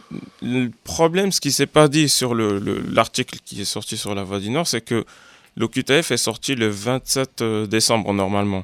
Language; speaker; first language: French; non-native, local second language; Arabic